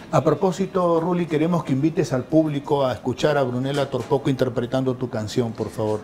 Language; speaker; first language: Spanish; native; Spanish